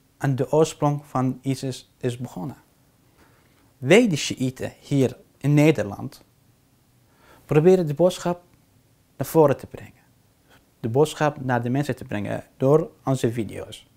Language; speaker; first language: Dutch; non-native, fluent; Arabic